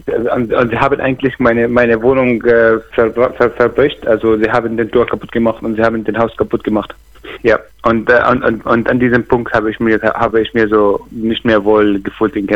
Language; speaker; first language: German; non-native, learner; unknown